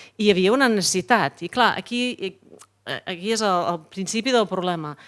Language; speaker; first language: Catalan; non-native, fluent; English